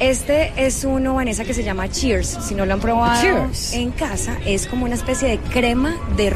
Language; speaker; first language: Spanish; native; Spanish